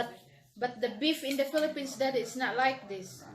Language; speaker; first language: English; non-native, local second language; Filipino